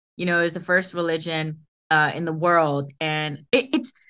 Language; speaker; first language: English; early bilingual, other home language; Hindi